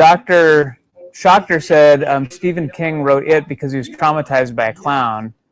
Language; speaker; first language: English; native; English